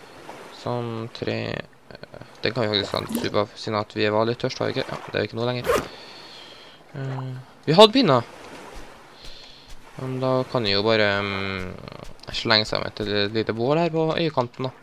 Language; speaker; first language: Norwegian; native; Norwegian